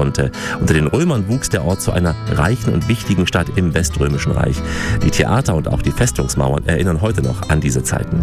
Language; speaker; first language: German; native; German